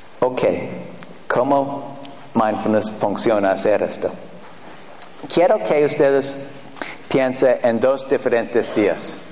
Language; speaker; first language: Spanish; non-native, fluent; English